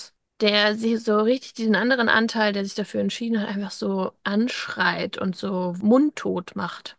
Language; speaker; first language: German; native; German